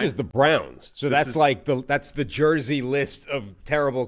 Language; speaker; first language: English; native; English